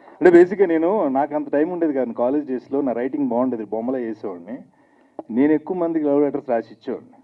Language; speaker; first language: Telugu; native; Telugu